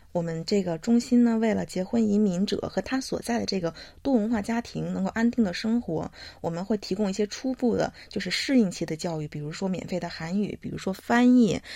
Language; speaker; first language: Chinese; native; Chinese